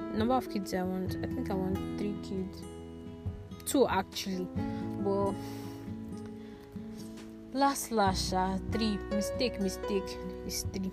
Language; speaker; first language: English; non-native, local second language; Yoruba